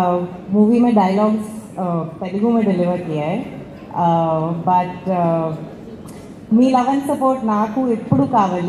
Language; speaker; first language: Telugu; non-native, learner; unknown